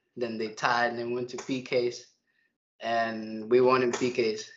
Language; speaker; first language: English; early bilingual, other home language; Spanish